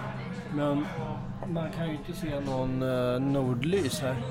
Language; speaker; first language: Swedish; native; Swedish